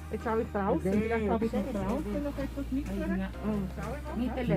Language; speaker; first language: German; non-native, learner; Filipino